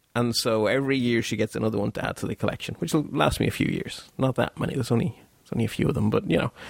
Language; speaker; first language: English; non-native, fluent; Dutch